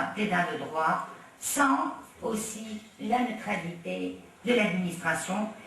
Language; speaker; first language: French; non-native, local second language; Arabic